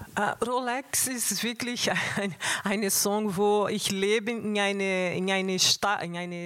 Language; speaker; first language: German; non-native, learner; Portuguese